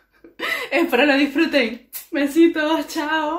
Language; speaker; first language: Spanish; native; Spanish